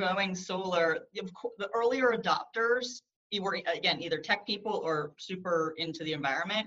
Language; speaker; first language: English; native; English